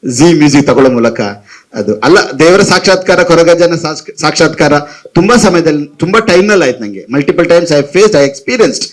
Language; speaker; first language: Kannada; non-native, local second language; Tulu